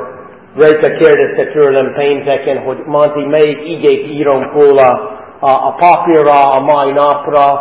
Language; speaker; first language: Hungarian; non-native, fluent; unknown